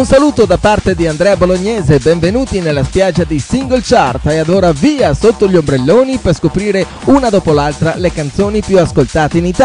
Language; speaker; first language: Italian; native; Italian